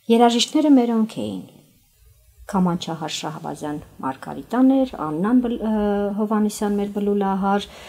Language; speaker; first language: Armenian; native; Armenian